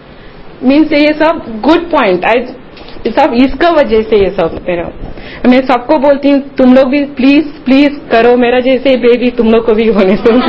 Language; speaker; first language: Hindi; non-native, local second language; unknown